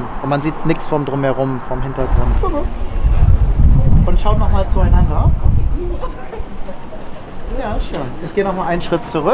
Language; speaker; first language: German; native; German